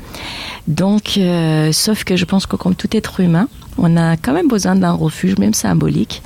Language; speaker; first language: French; non-native, fluent; Persian